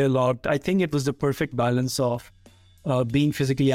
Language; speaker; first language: English; non-native, local second language; Punjabi